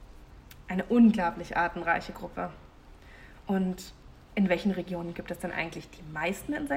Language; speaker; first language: German; native; German